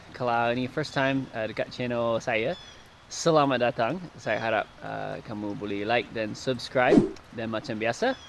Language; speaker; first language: Malay; non-native, fluent; English